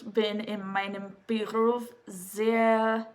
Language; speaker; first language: German; non-native, learner; English